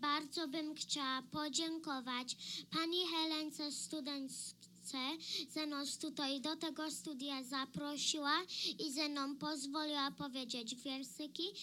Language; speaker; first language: Polish; early bilingual, heritage; Polish